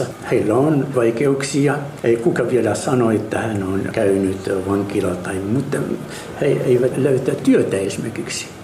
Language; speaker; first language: Finnish; non-native, fluent; Arabic